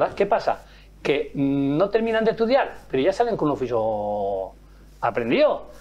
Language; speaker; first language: Spanish; native; Spanish